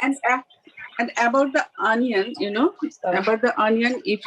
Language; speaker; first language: English; non-native, fluent; Bangla